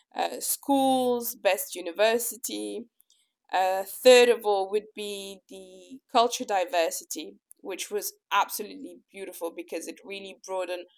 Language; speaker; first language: English; early bilingual, other home language; French